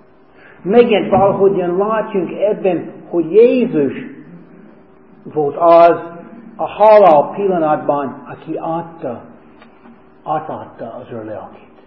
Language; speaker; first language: Hungarian; non-native, fluent; English